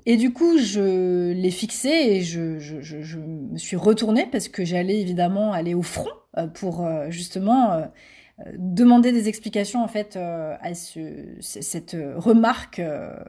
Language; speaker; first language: French; native; French